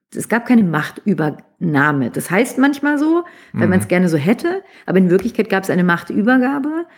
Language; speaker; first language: German; native; German